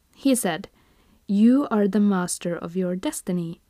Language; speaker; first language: English; non-native, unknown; Norwegian